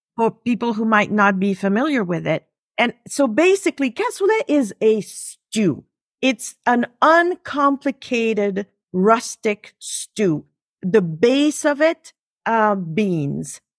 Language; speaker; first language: English; non-native, fluent; French